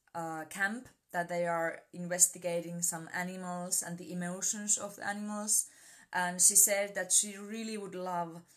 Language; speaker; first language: English; non-native, fluent; Finnish